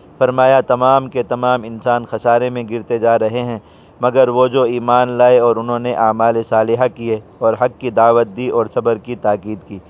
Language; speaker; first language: Urdu; native; Urdu